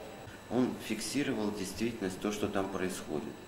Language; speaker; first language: Russian; native; Russian